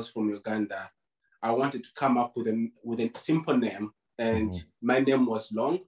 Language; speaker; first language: English; non-native, local second language; Ganda